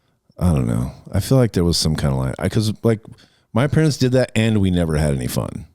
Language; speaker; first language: English; native; English